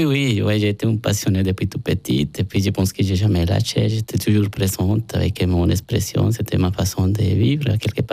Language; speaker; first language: French; non-native, learner; Spanish